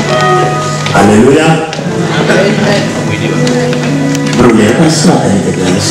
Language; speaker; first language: Swedish; non-native, learner; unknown